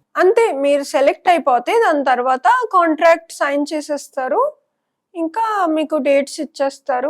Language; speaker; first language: Telugu; non-native, local second language; Punjabi